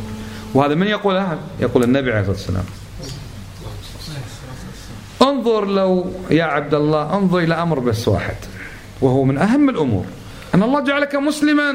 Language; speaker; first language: Arabic; native; Arabic